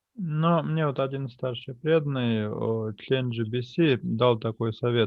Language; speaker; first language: Russian; native; Russian